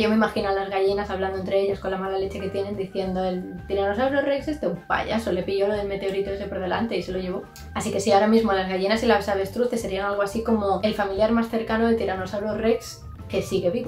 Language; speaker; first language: Spanish; native; Spanish